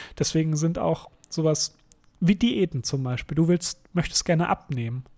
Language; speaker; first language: German; native; German